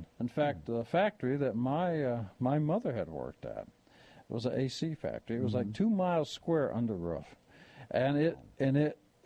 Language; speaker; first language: English; native; English